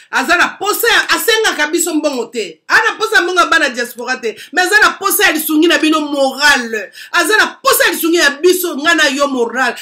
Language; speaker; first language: Lingala; native; Lingala